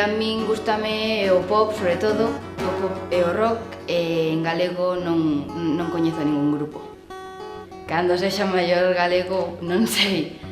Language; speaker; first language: Galician; non-native, local second language; Spanish